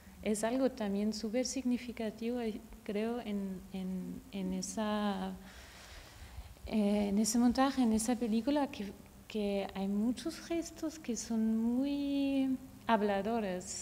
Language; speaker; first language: Spanish; non-native, fluent; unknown